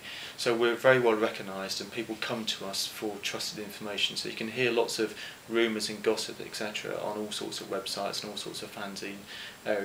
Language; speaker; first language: English; native; English